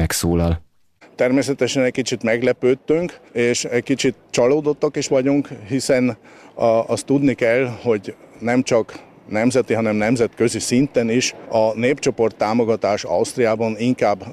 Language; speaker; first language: Hungarian; native; Hungarian